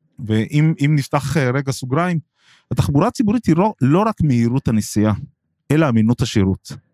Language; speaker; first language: Hebrew; non-native, local second language; Arabic